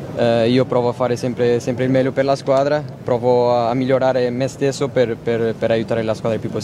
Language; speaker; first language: Italian; non-native, fluent; Portuguese